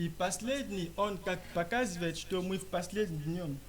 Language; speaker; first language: Russian; non-native, learner; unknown